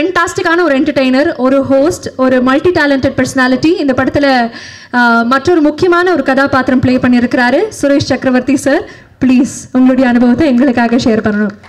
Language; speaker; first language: Tamil; native; Tamil